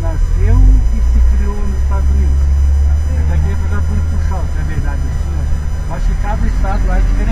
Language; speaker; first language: Portuguese; native; Portuguese